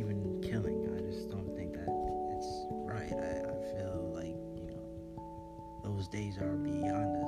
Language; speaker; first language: English; native; English